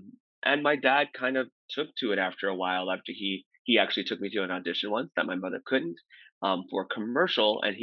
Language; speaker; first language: English; native; English